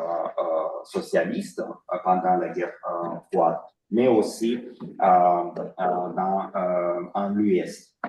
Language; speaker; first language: French; non-native, fluent; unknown